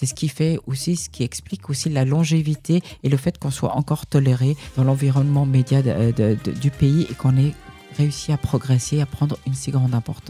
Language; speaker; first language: French; early bilingual, other home language; Persian